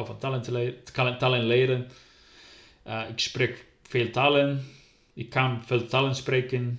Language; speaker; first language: Dutch; non-native, learner; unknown